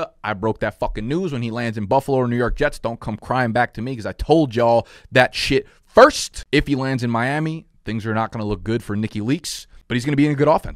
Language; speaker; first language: English; native; English